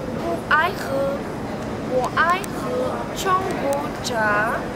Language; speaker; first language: Chinese; non-native, learner; German